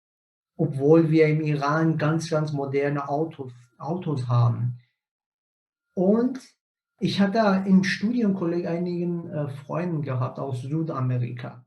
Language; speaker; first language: German; non-native, fluent; Persian